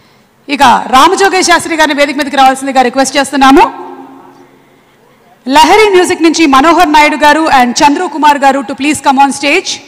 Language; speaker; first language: Telugu; native; Telugu